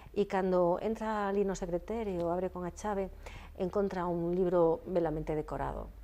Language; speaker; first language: Galician; non-native, local second language; Spanish